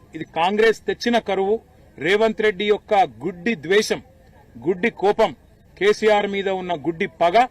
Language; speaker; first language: Telugu; native; Telugu